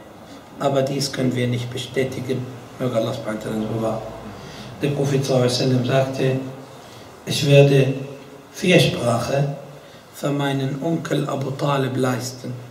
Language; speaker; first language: German; non-native, fluent; Arabic